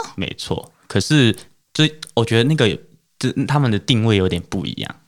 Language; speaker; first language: Chinese; non-native, fluent; Cantonese